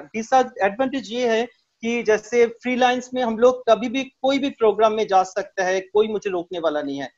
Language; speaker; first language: Hindi; non-native, local second language; Bangla